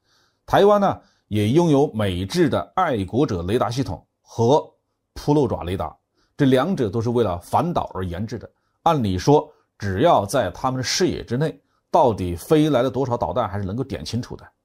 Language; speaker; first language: Chinese; native; Chinese